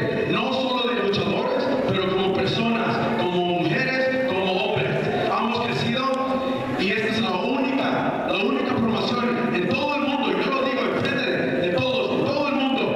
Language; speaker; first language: Spanish; early bilingual, heritage; Spanish